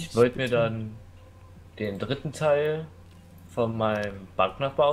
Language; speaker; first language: German; native; German